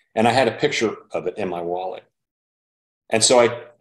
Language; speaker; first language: English; native; English